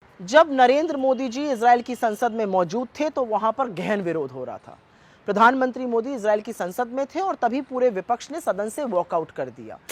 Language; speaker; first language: Hindi; native; Hindi